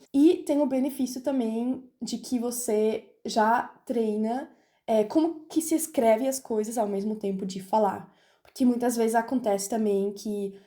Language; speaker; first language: Portuguese; non-native, fluent; German